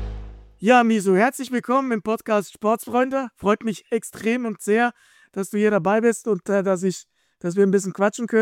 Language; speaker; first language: German; native; German